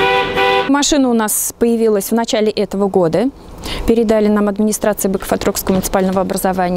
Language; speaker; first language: Russian; native; Russian